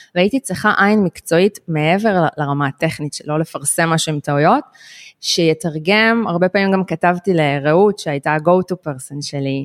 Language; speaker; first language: Hebrew; native; Hebrew